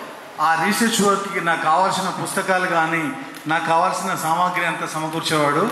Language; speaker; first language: Telugu; native; Telugu